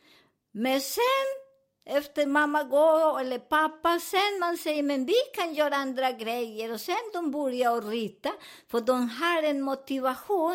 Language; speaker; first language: Swedish; non-native, learner; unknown